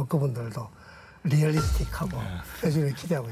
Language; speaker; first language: Korean; native; Korean